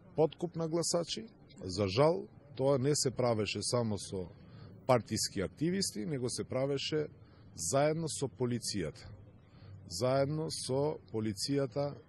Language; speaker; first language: Macedonian; non-native, local second language; Albanian